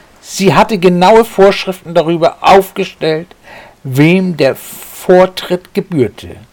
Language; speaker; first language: German; native; German